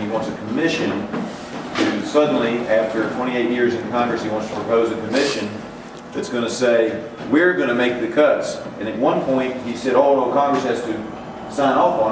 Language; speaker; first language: English; native; English